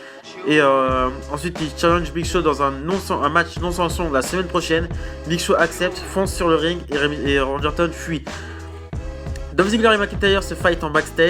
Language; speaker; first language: French; native; French